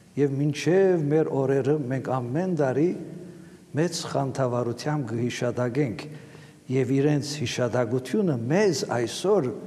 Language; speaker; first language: Armenian; native; Armenian